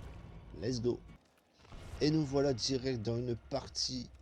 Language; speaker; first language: French; native; French